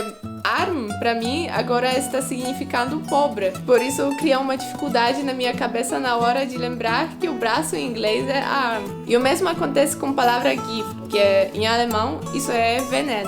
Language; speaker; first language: Portuguese; non-native, fluent; Polish